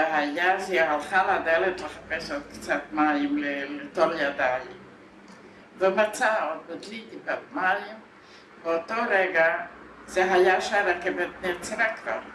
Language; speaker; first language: Hebrew; non-native, fluent; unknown